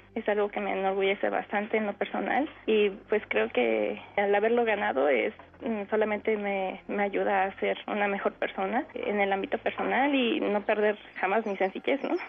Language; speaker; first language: Spanish; native; Spanish